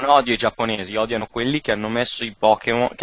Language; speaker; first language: Italian; native; Italian